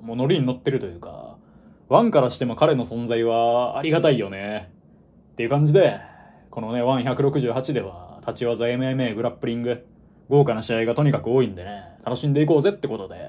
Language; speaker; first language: Japanese; native; Japanese